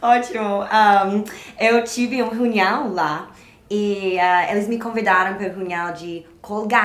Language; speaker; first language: Portuguese; non-native, learner; English